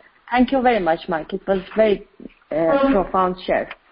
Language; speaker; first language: English; non-native, fluent; Persian